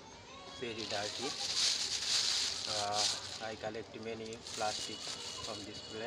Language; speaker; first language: English; non-native, learner; Bangla